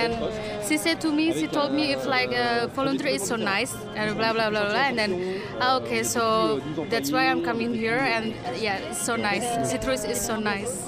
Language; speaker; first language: English; non-native, learner; Indonesian